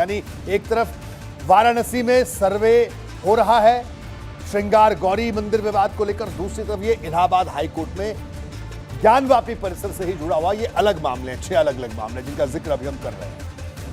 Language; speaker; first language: Hindi; native; Hindi